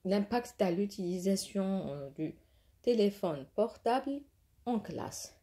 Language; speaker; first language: French; non-native, local second language; Arabic